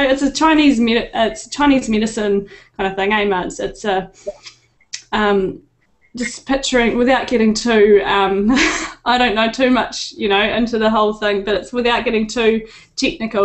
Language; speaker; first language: English; native; English